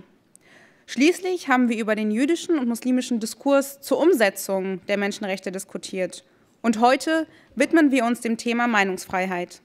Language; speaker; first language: German; native; German